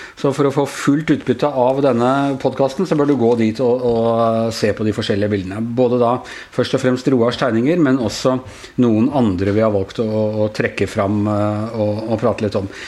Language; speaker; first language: Norwegian; native; Norwegian